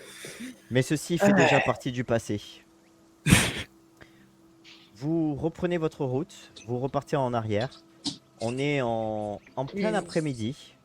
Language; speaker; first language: French; native; French